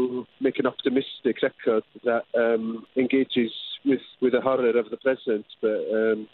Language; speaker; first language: English; non-native, local second language; Welsh